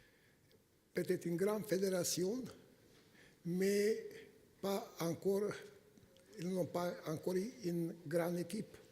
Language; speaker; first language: French; non-native, fluent; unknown